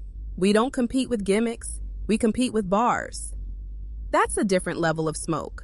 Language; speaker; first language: English; native; English